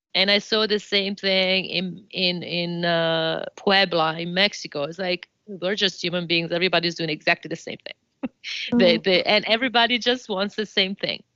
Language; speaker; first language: English; non-native, fluent; Italian